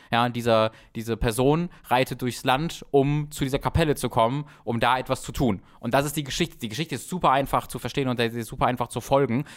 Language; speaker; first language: German; native; German